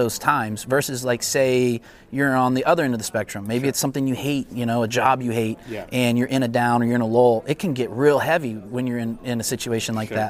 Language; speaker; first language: English; native; English